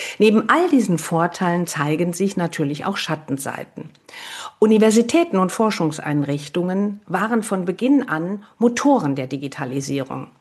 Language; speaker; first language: German; native; German